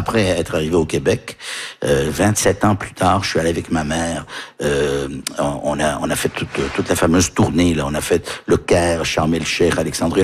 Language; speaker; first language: French; early bilingual, heritage; French